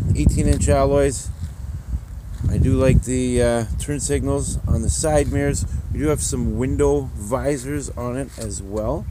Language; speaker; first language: English; native; English